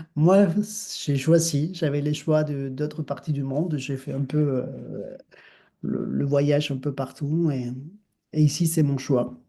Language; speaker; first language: French; non-native, fluent; Spanish